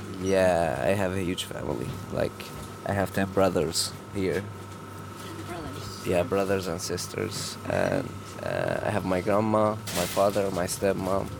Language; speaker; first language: English; non-native, fluent; Arabic